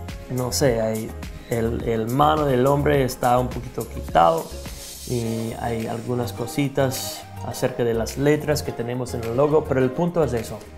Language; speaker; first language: Spanish; non-native, fluent; English